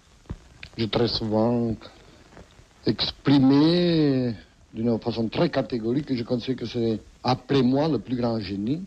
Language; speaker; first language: French; non-native, fluent; Catalan